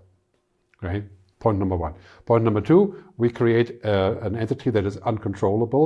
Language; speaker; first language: English; non-native, fluent; German